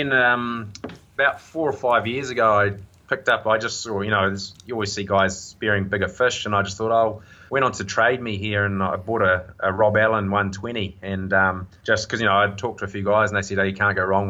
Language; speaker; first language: English; native; English